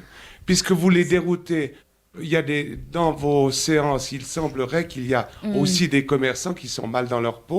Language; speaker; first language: French; native; French